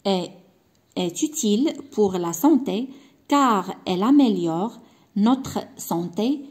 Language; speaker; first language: French; non-native, local second language; Arabic